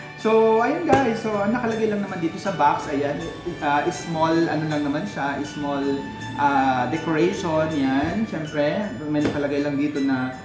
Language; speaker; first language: Filipino; native; Filipino